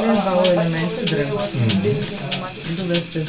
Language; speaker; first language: German; non-native, fluent; Bulgarian